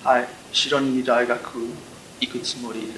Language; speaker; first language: Japanese; non-native, learner; English